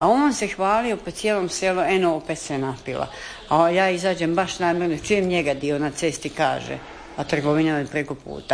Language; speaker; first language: Serbian; native; Serbian